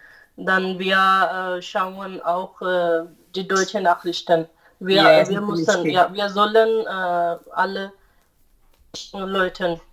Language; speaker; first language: German; non-native, learner; Urdu